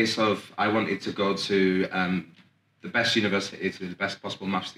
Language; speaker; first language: English; native; English